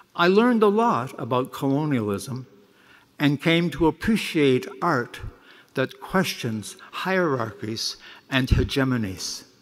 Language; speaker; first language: English; native; English